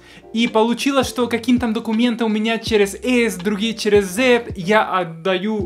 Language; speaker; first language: Russian; non-native, fluent; Spanish